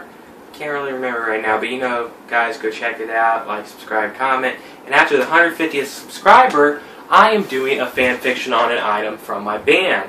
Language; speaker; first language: English; native; English